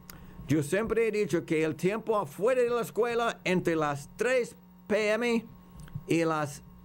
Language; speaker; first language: Spanish; non-native, fluent; English